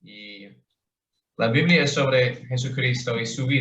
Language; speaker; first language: Spanish; non-native, fluent; English